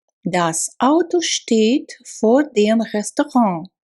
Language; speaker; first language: German; non-native, fluent; Russian